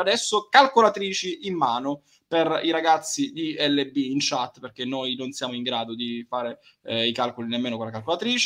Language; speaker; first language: Italian; native; Italian